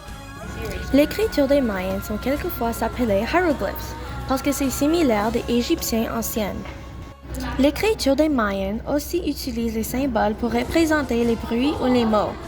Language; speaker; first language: French; non-native, local second language; English